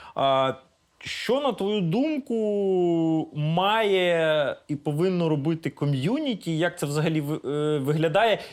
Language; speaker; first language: Ukrainian; non-native, local second language; Russian